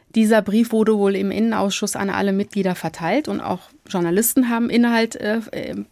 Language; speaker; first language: German; native; German